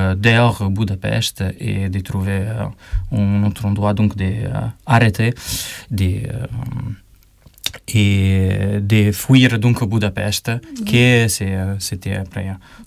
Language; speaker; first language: French; non-native, learner; Albanian